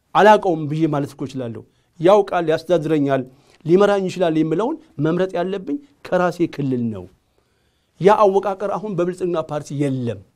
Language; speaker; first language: Amharic; native; Amharic